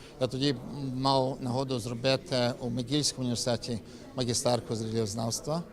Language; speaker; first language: Ukrainian; early bilingual, heritage; Ukrainian